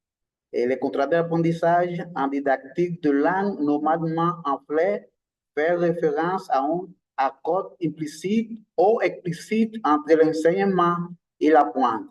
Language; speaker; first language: French; non-native, learner; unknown